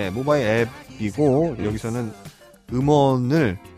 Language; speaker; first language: Korean; native; Korean